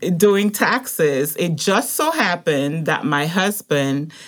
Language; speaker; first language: English; native; English